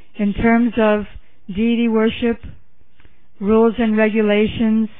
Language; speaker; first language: English; native; English